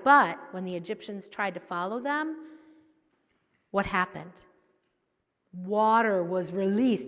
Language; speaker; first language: English; native; English